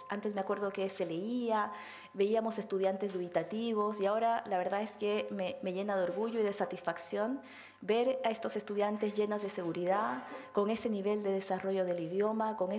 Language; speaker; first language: Spanish; native; Spanish